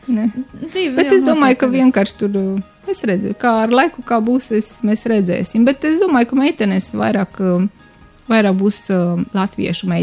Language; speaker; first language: Latvian; non-native, learner; Romanian